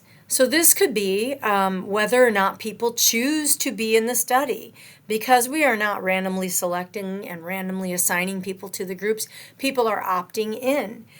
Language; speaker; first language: English; native; English